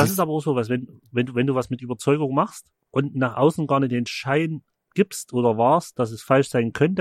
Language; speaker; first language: German; native; German